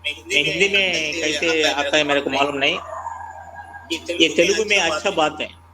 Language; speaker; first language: Hindi; non-native, local second language; Telugu